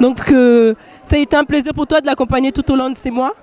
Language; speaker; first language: French; native; French